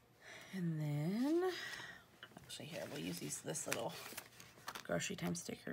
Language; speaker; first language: English; native; English